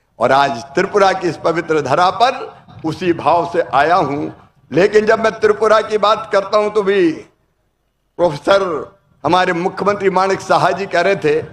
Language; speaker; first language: Hindi; native; Hindi